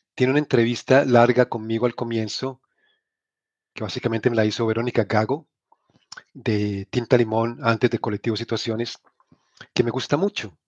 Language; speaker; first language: Spanish; native; Spanish